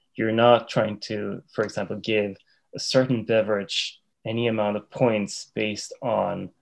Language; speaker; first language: English; non-native, fluent; Swedish